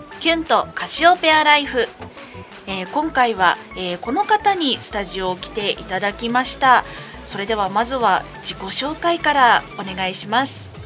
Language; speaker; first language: Japanese; native; Japanese